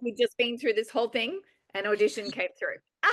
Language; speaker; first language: English; native; English